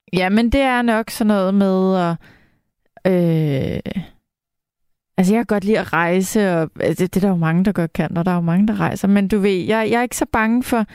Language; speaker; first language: Danish; native; Danish